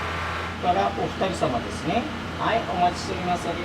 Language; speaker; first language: Japanese; native; Japanese